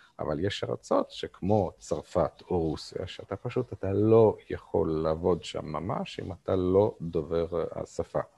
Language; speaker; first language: Hebrew; non-native, fluent; Russian